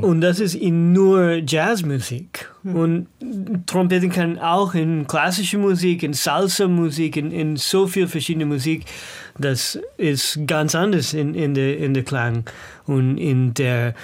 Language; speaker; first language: German; non-native, learner; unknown